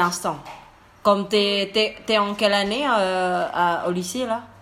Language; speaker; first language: French; non-native, learner; Indonesian